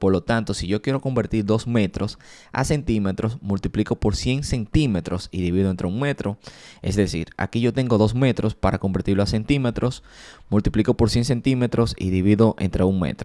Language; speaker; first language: Spanish; native; Spanish